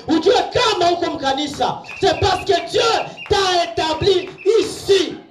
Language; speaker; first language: French; non-native, local second language; Swahili